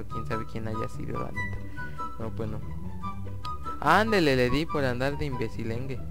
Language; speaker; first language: Spanish; native; Spanish